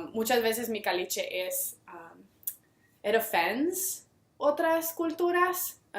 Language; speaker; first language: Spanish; non-native, local second language; English